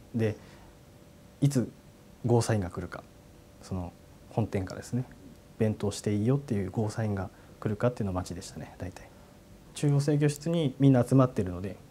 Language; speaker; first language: Japanese; native; Japanese